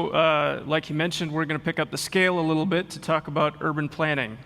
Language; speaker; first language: English; native; English